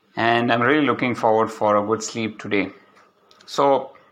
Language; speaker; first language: English; non-native, local second language; Malayalam